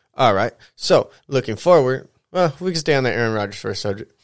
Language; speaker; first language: English; native; English